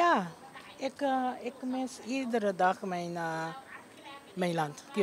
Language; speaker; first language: Dutch; non-native, local second language; Papiamento